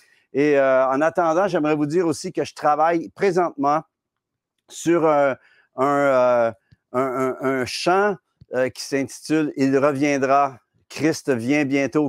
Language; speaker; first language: French; native; French